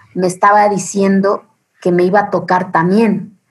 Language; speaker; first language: Spanish; early bilingual, other home language; Zapotec